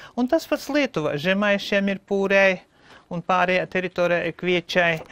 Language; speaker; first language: Latvian; native; Latvian